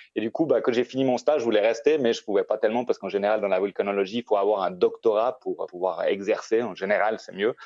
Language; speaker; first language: French; native; French